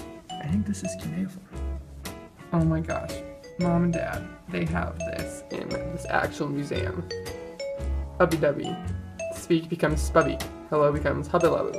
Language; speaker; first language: English; native; English